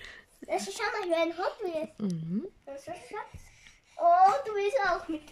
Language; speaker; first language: German; early bilingual, other home language; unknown